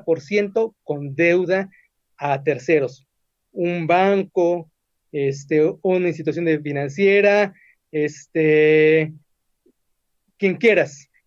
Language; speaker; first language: Spanish; native; Spanish